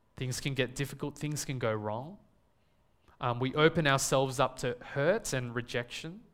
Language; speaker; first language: English; native; English